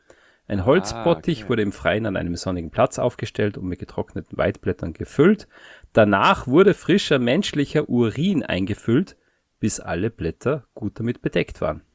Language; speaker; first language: German; native; German